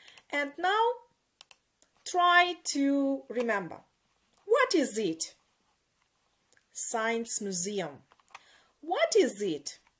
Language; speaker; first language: English; non-native, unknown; Ukrainian